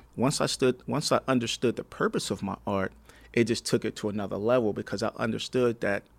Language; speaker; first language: English; native; English